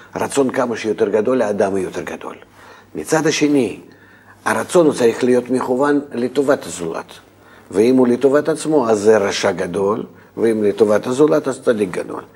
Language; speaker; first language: Hebrew; non-native, fluent; Russian